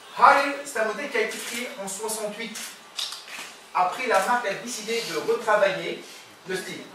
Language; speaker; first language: French; non-native, local second language; Arabic